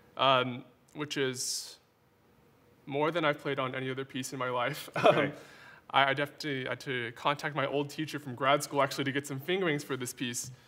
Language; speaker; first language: English; native; English